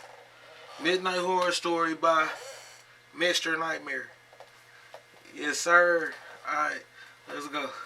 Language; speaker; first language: English; native; English